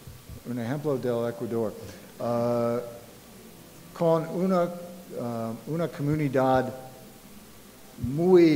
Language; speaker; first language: Spanish; non-native, fluent; English